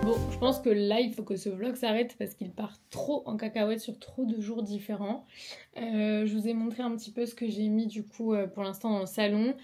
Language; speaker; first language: French; native; French